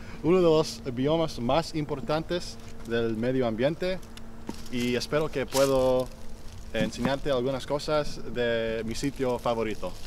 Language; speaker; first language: Spanish; non-native, fluent; English